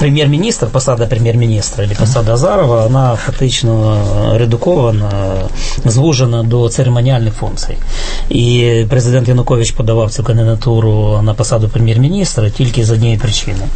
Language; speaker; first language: Ukrainian; native; Ukrainian